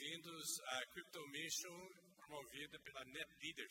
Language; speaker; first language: Portuguese; native; Portuguese